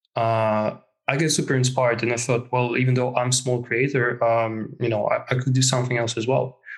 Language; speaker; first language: English; non-native, fluent; Russian